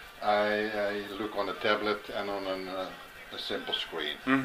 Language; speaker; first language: English; non-native, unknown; Dutch